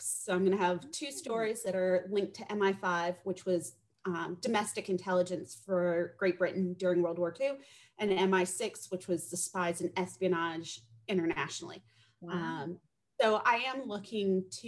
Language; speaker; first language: English; native; English